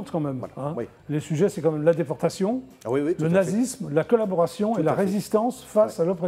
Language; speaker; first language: French; native; French